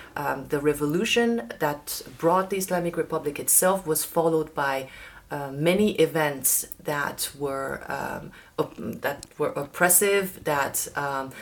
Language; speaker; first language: English; non-native, fluent; Persian